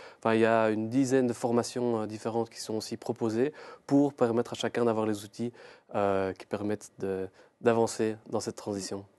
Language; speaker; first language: French; native; French